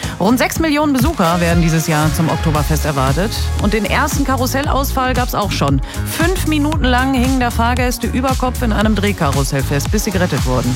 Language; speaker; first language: German; native; German